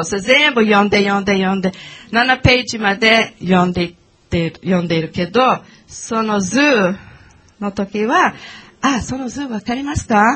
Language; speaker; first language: Japanese; non-native, learner; English